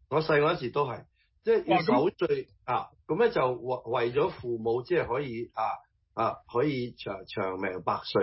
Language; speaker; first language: Chinese; early bilingual, heritage; Cantonese